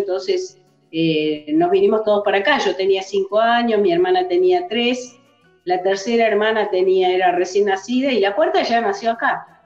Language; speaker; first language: Spanish; early bilingual, other home language; English